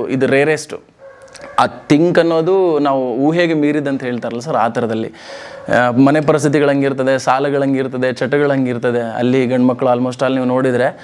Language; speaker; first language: Kannada; non-native, local second language; Lambadi